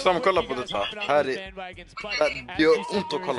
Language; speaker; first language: Swedish; early bilingual, other home language; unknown